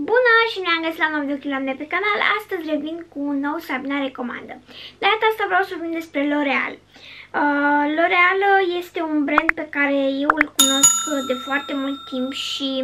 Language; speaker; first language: Romanian; native; Romanian